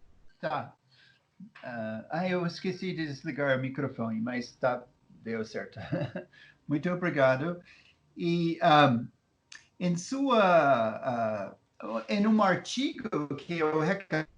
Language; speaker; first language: Portuguese; non-native, fluent; English